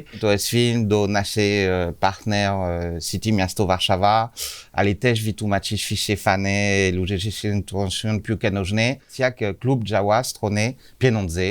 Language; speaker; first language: Polish; non-native, learner; French